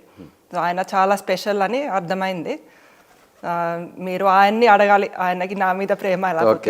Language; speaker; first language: Telugu; non-native, fluent; Finnish